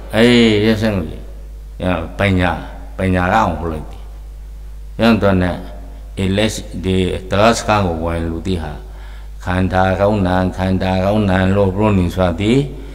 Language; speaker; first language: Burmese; native; Burmese